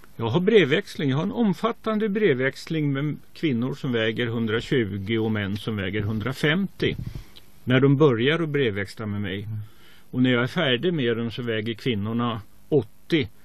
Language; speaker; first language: Swedish; native; Swedish